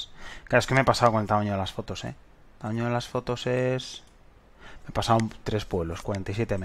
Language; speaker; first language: Spanish; native; Spanish